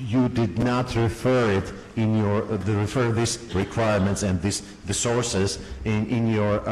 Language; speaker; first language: English; non-native, fluent; Georgian